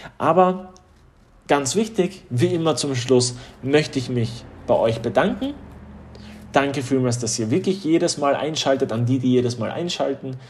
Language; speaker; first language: German; early bilingual, other home language; Polish